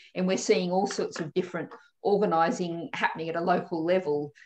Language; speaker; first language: English; native; English